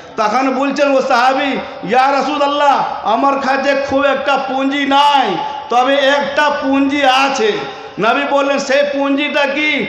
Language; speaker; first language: Bangla; non-native, local second language; Urdu